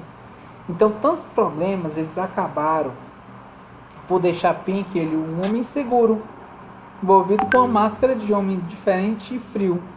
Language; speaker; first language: Portuguese; native; Portuguese